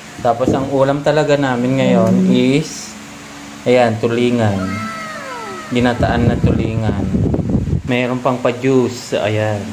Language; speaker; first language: Filipino; non-native, local second language; Iloko